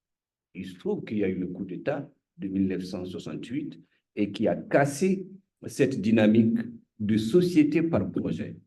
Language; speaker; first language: French; non-native, local second language; Bambara